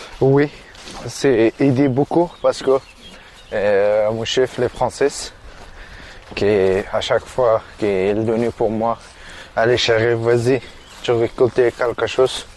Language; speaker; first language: French; non-native, learner; Persian